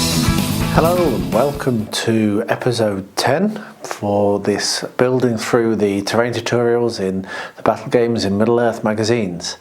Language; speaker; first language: English; native; English